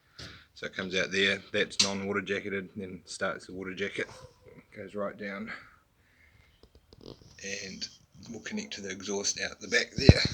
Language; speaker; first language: English; native; English